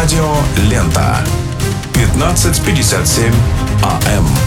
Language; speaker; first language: Russian; native; Russian